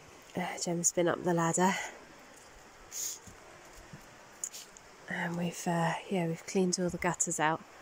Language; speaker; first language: English; native; English